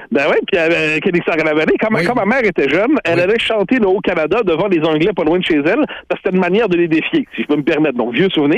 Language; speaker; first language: French; native; French